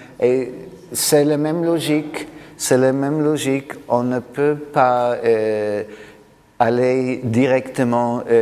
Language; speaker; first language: French; non-native, fluent; English